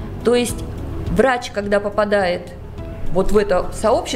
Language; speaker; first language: Russian; native; Russian